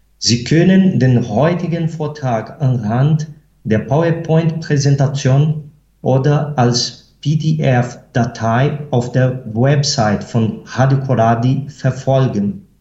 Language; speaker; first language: German; non-native, fluent; Portuguese